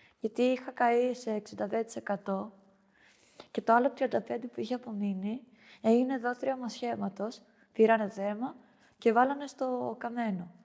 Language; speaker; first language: Greek; early bilingual, other home language; Albanian